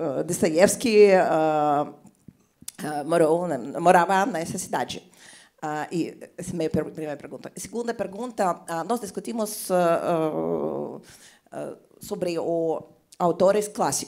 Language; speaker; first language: Portuguese; non-native, learner; Russian